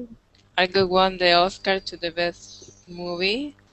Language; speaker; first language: English; non-native, learner; Spanish